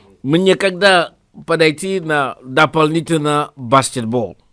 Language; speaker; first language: Russian; non-native, learner; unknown